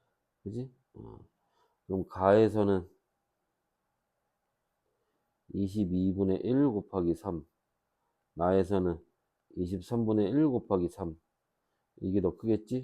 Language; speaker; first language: Korean; native; Korean